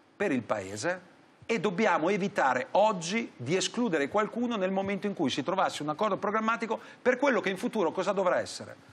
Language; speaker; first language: Italian; native; Italian